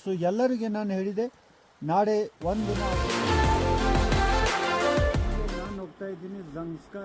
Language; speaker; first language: Kannada; non-native, fluent; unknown